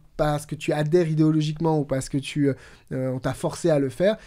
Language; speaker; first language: French; native; French